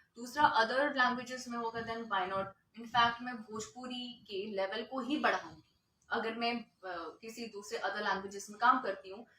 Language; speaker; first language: Hindi; native; Hindi